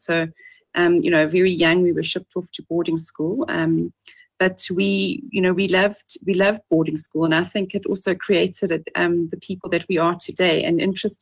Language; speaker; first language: English; native; English